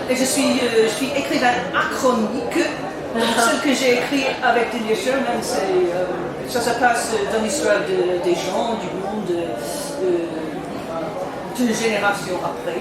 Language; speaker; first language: French; non-native, learner; English